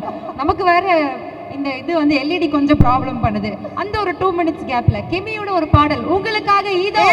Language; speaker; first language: Tamil; native; Tamil